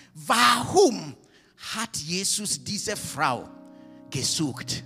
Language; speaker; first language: German; non-native, fluent; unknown